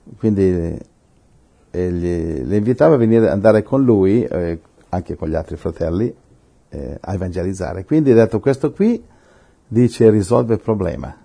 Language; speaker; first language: Italian; non-native, fluent; Spanish